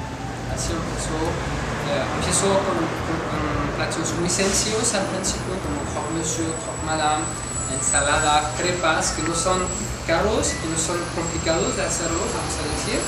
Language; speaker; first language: Spanish; non-native, fluent; French